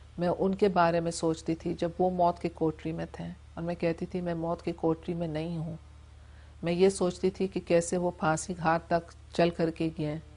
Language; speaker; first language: Urdu; non-native, local second language; English